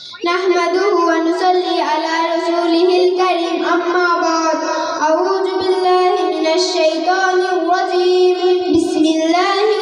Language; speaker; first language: Arabic; non-native, learner; Bangla